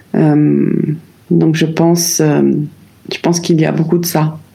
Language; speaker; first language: French; native; French